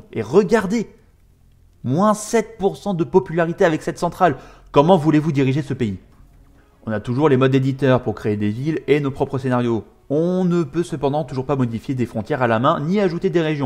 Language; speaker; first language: French; native; French